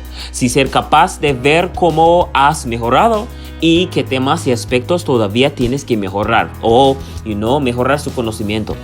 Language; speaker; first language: Spanish; non-native, learner; English